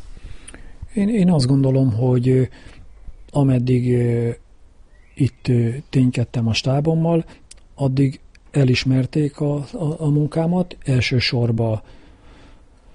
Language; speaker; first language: Hungarian; native; Hungarian